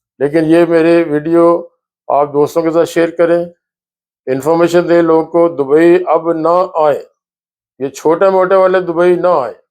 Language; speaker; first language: Urdu; non-native, local second language; Punjabi